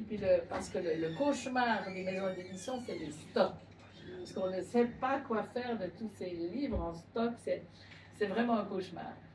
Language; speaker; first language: French; native; French